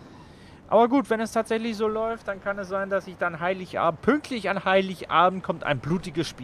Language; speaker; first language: German; native; German